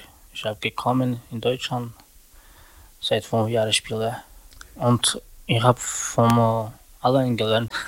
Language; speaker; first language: German; non-native, learner; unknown